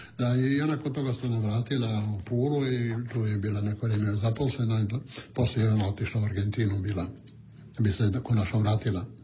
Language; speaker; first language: Croatian; non-native, local second language; Italian